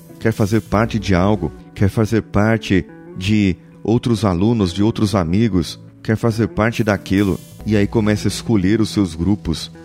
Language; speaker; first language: Portuguese; native; Portuguese